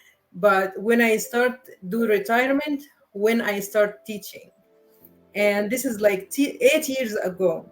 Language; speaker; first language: English; non-native, learner; Arabic